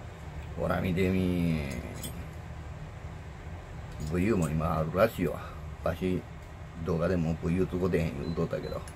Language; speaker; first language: Japanese; native; Japanese